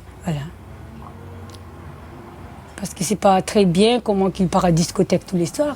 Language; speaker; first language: French; non-native, learner; Malagasy